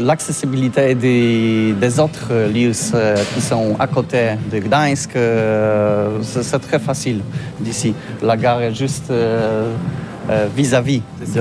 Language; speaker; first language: French; non-native, learner; Polish